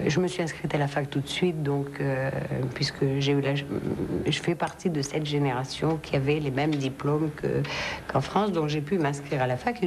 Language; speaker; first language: French; non-native, local second language; Arabic